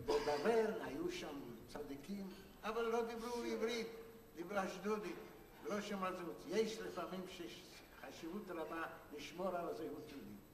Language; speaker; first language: Hebrew; non-native, fluent; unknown